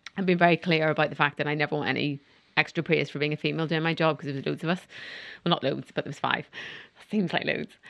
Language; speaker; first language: English; native; English